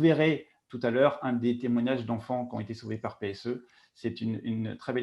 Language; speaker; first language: French; native; French